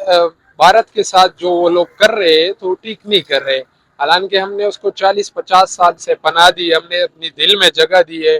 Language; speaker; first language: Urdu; non-native, local second language; Pashto